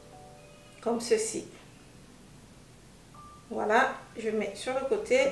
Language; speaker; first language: French; native; French